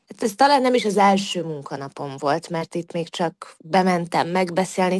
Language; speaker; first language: Hungarian; native; Hungarian